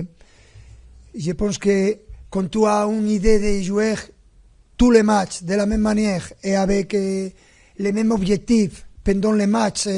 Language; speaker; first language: French; non-native, fluent; Spanish